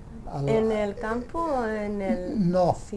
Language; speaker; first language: Spanish; early bilingual, heritage; Spanish